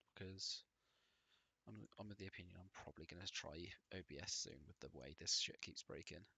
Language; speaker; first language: English; native; English